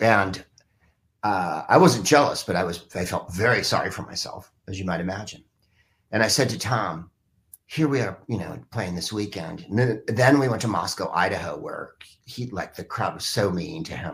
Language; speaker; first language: English; native; English